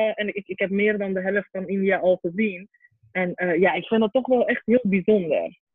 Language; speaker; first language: Dutch; early bilingual, other home language; Persian